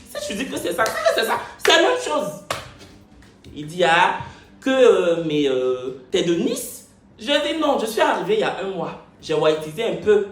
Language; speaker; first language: French; native; French